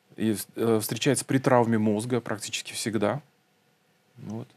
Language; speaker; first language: Russian; native; Russian